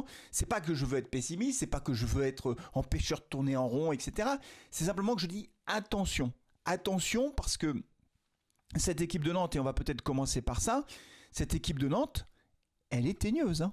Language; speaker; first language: French; native; French